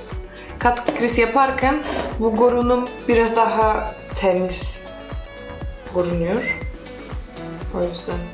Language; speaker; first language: Turkish; non-native, fluent; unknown